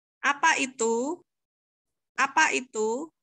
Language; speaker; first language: Japanese; non-native, learner; Indonesian